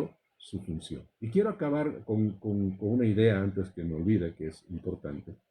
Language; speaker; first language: Spanish; native; Spanish